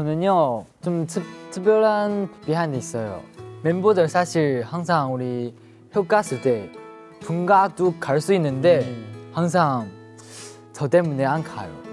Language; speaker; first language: Korean; non-native, learner; Chinese